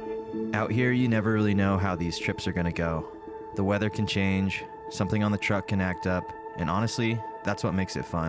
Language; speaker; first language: English; native; English